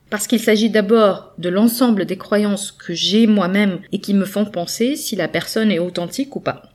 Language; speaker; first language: French; native; French